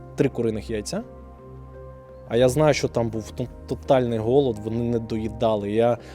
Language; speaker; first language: Ukrainian; native; Ukrainian